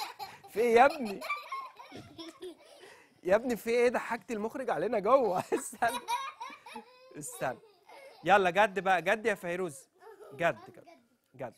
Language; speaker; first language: Arabic; native; Arabic